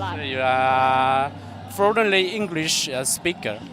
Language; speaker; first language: English; non-native, learner; Hmong